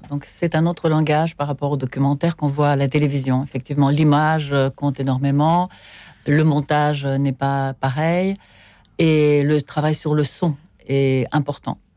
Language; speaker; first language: French; non-native, fluent; Russian